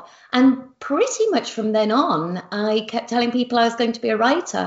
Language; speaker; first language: English; native; English